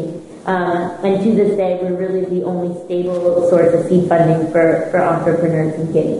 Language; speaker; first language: English; native; English